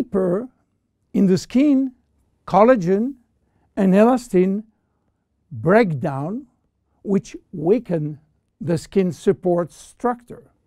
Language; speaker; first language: English; non-native, fluent; French